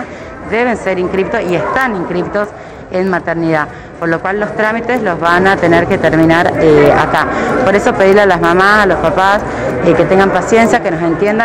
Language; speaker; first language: Spanish; native; Spanish